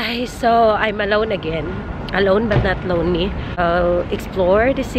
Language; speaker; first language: English; non-native, local second language; Filipino